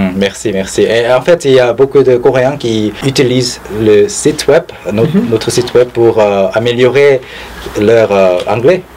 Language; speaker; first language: French; non-native, fluent; Korean